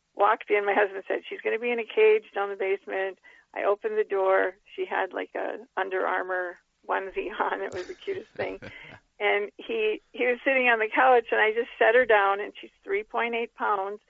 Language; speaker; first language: English; native; English